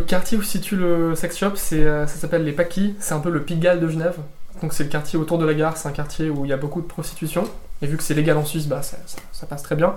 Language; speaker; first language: French; native; French